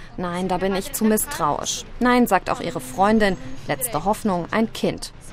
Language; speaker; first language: German; native; German